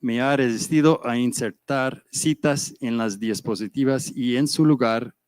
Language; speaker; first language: Spanish; non-native, fluent; English